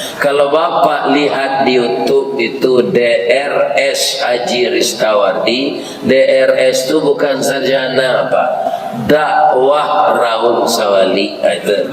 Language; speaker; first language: Malay; non-native, local second language; Minangkabau